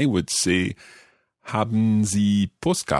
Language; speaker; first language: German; non-native, learner; English